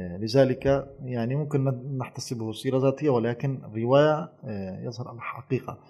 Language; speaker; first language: Arabic; non-native, fluent; Turkish